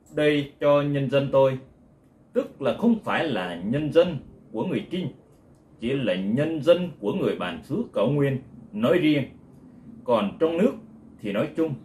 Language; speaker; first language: Vietnamese; non-native, local second language; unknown